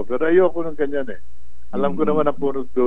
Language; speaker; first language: Filipino; native; Filipino